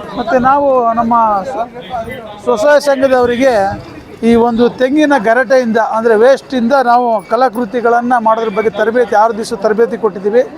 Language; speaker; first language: Kannada; native; Kannada